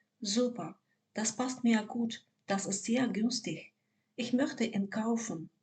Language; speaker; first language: German; non-native, fluent; Ukrainian